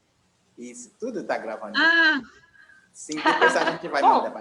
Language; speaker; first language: Portuguese; non-native, fluent; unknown